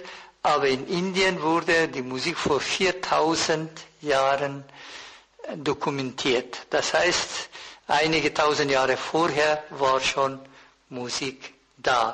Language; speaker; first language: German; non-native, fluent; Persian